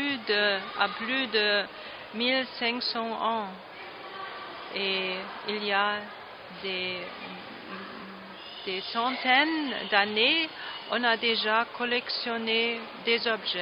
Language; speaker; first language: French; non-native, fluent; German